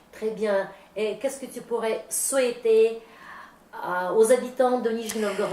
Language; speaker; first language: French; non-native, fluent; Russian